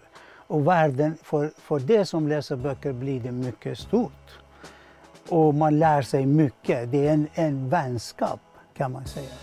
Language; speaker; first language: Swedish; non-native, fluent; Persian